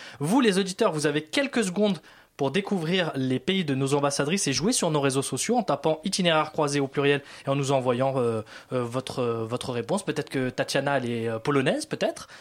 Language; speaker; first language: French; native; French